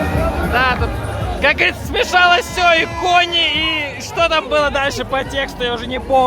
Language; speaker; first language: Russian; native; Russian